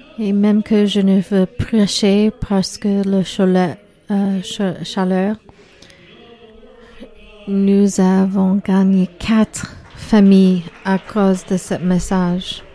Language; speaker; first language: French; non-native, learner; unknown